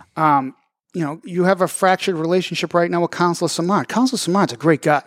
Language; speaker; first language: English; early bilingual, other home language; Italian